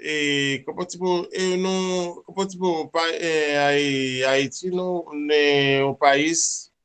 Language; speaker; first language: Portuguese; non-native, learner; Haitian Creole